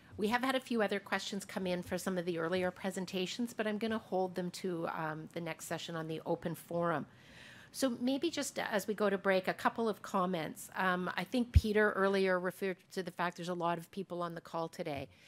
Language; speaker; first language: English; native; English